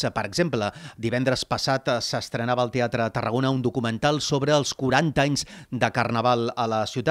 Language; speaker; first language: Catalan; native; Catalan